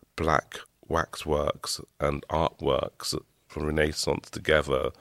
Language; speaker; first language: English; native; English